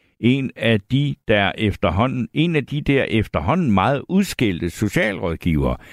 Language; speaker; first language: Danish; native; Danish